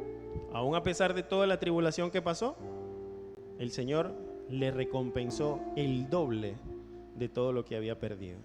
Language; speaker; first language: Spanish; native; Spanish